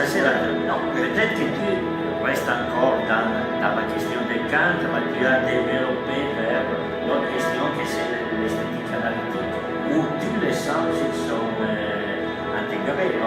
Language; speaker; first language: French; non-native, learner; Italian